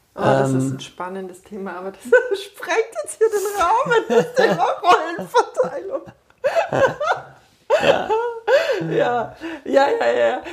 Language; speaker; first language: German; native; German